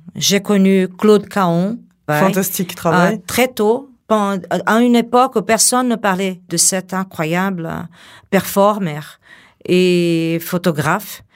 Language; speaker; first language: French; non-native, fluent; Portuguese